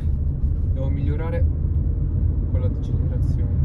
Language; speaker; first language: Italian; early bilingual, other home language; Filipino